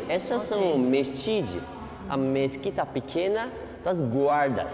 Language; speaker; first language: Portuguese; non-native, learner; Turkish